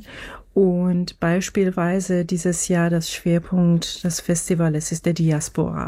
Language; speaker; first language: German; non-native, fluent; Persian